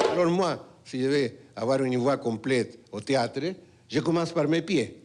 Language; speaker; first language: French; non-native, fluent; Spanish